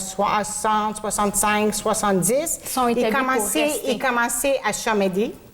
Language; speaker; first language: French; non-native, local second language; Greek